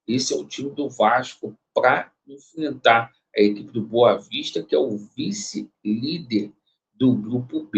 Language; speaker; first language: Portuguese; native; Portuguese